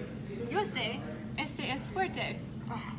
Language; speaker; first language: Spanish; non-native, learner; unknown